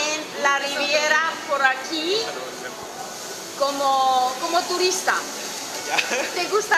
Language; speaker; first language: Spanish; non-native, learner; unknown